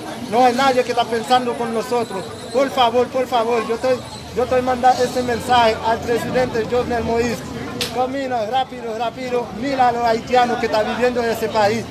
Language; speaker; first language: Spanish; non-native, learner; Haitian Creole